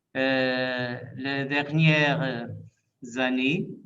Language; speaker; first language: French; non-native, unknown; Portuguese